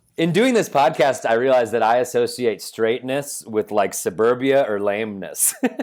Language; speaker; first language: English; native; English